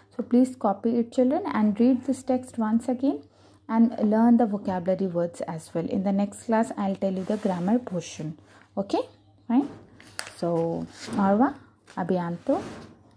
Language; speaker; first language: English; non-native, local second language; Hindi